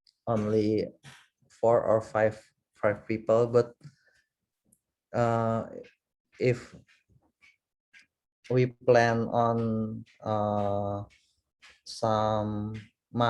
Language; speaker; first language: English; non-native, learner; Indonesian